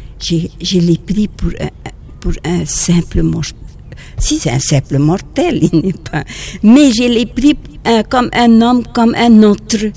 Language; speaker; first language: French; non-native, local second language; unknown